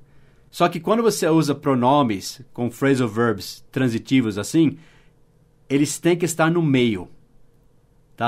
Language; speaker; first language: Portuguese; non-native, fluent; English